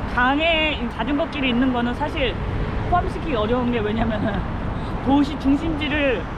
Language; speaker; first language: Korean; non-native, fluent; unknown